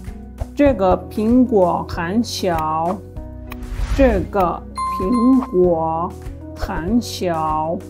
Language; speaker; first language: Chinese; non-native, fluent; Persian